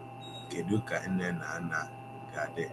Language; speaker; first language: Igbo; non-native, learner; English